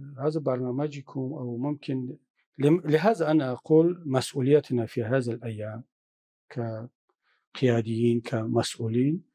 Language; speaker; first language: Arabic; non-native, fluent; Tajik